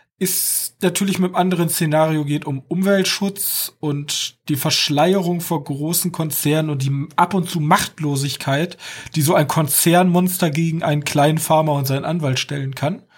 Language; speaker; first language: German; native; German